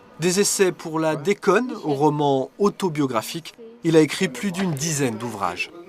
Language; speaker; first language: French; native; French